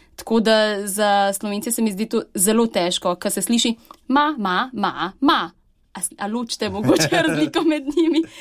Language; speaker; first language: Slovenian; early bilingual, other home language; Chinese